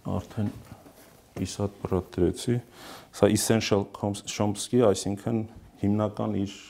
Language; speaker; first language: Armenian; native; Armenian